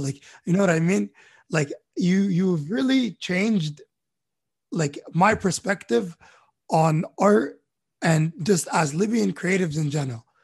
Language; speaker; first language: English; early bilingual, other home language; Arabic